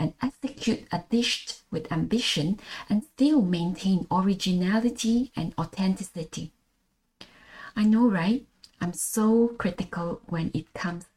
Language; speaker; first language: English; non-native, local second language; Malay